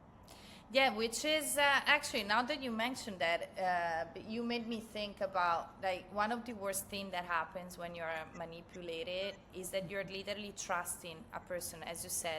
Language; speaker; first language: English; non-native, fluent; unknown